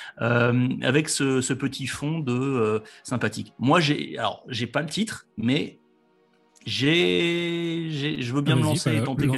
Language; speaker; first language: French; native; French